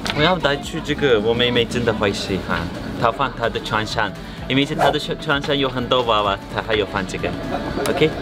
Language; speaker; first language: Chinese; non-native, learner; Turkish